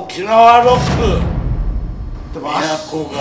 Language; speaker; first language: Japanese; native; Japanese